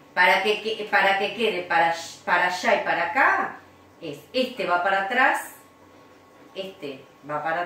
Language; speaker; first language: Spanish; native; Spanish